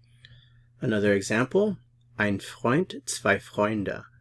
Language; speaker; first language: German; non-native, fluent; English